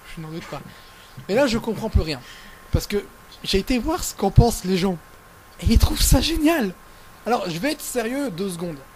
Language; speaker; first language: French; native; French